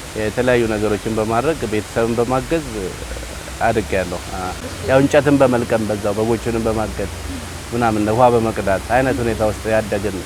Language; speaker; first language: Amharic; native; Amharic